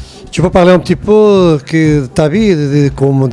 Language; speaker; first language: French; non-native, learner; Portuguese